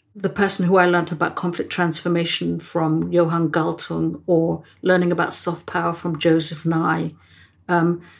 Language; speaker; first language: English; native; English